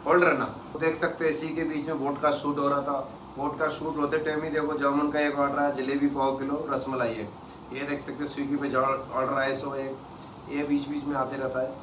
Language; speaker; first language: Hindi; non-native, local second language; Kannada